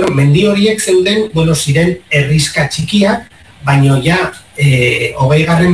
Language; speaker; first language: Basque; non-native, local second language; Spanish